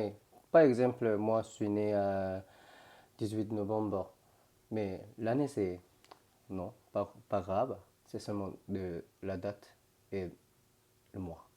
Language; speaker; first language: French; non-native, learner; Korean